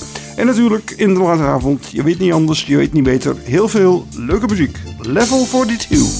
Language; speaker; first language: Dutch; native; Dutch